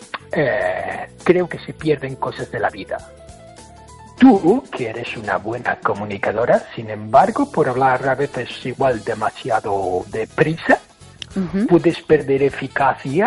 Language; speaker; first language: Spanish; non-native, fluent; English